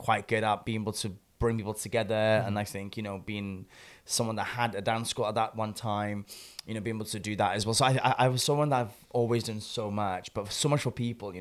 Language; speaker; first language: English; native; English